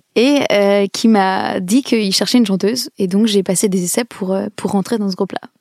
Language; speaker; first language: French; native; French